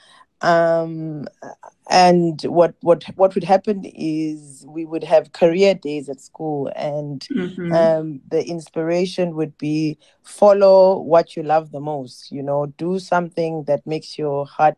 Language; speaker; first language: English; non-native, local second language; Xhosa